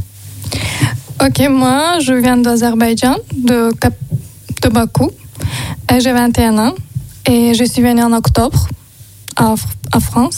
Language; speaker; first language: French; non-native, learner; Azerbaijani